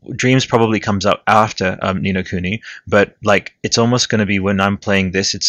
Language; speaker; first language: English; early bilingual, other home language; Italian